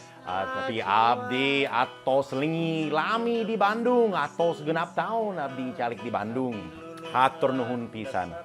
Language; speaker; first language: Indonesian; non-native, fluent; English